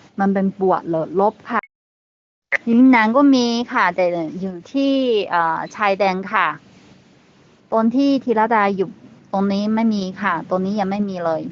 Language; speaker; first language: Thai; non-native, learner; Chinese